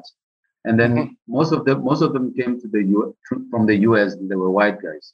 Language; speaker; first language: English; non-native, local second language; Southern Sotho